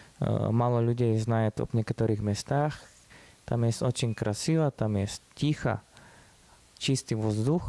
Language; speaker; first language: Russian; non-native, fluent; Slovak